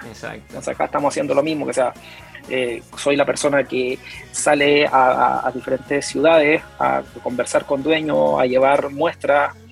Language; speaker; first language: Spanish; native; Spanish